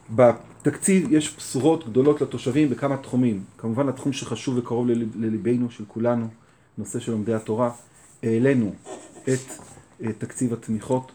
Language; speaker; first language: Hebrew; native; Hebrew